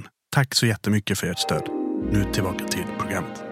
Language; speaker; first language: Swedish; native; Swedish